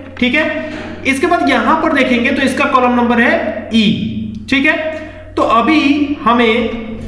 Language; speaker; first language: Hindi; native; Hindi